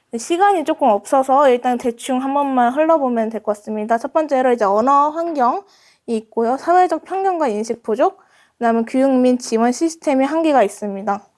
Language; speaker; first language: Korean; early bilingual, other home language; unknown